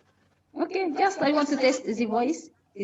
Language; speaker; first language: English; non-native, fluent; Arabic